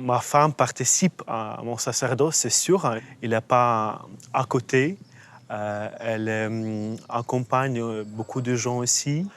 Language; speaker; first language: French; non-native, fluent; Ukrainian